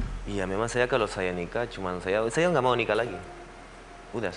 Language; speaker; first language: Indonesian; non-native, learner; Spanish